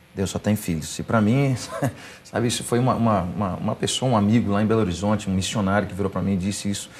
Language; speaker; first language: Portuguese; non-native, fluent; English